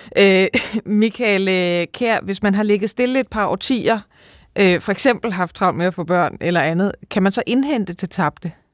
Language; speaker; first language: Danish; native; Danish